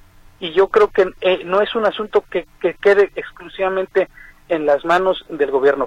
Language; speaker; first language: Spanish; native; Spanish